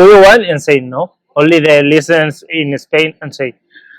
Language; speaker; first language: English; non-native, learner; Spanish